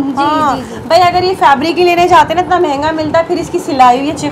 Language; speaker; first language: Urdu; native; Urdu